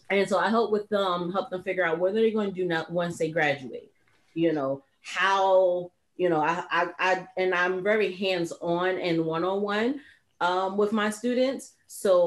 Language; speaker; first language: English; native; English